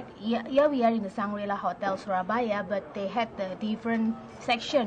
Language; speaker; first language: English; non-native, fluent; Indonesian